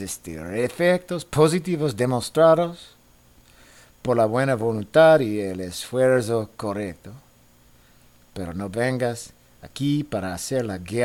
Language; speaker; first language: Spanish; non-native, learner; English